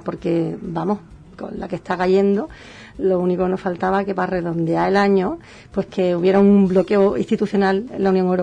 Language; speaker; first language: Spanish; native; Spanish